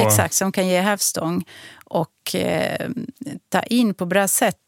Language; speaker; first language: Swedish; non-native, fluent; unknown